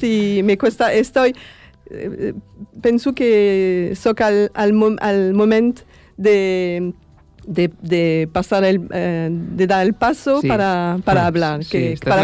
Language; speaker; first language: Spanish; non-native, learner; French